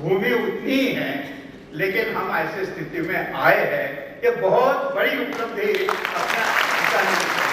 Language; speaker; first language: Hindi; non-native, local second language; Marathi